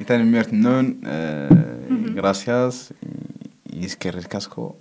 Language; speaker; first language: Spanish; non-native, learner; Berber languages